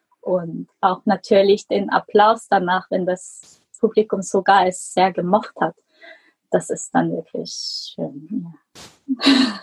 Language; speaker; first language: German; non-native, fluent; Korean